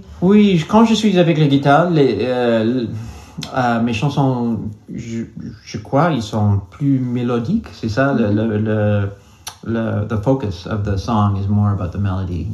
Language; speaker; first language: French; non-native, learner; English